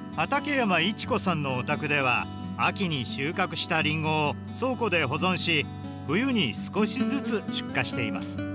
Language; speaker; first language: Japanese; non-native, fluent; English